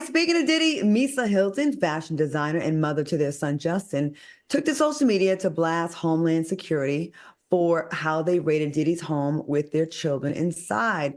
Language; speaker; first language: English; native; English